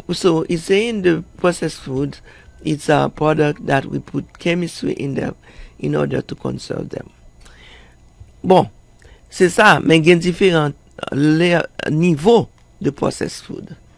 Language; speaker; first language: English; non-native, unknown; Haitian Creole